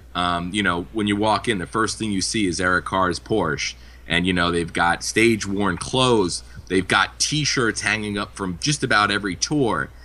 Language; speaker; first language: English; native; English